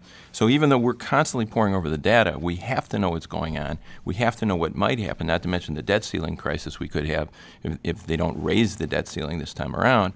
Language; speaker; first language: English; native; English